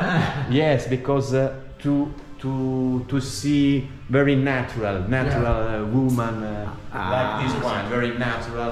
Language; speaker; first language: English; non-native, learner; Italian